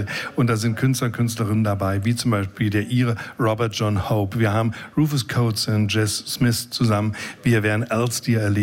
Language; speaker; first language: German; native; German